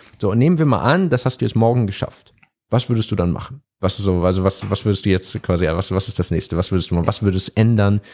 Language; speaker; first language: German; native; German